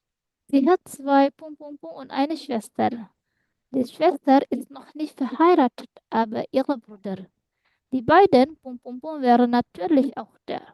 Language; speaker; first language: German; non-native, fluent; Indonesian